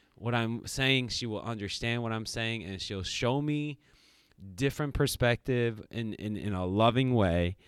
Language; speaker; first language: English; early bilingual, other home language; Japanese